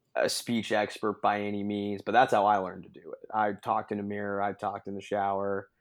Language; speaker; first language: English; native; English